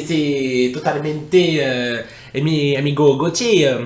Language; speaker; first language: Spanish; non-native, learner; French